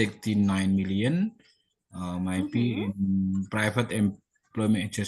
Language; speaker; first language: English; non-native, learner; Indonesian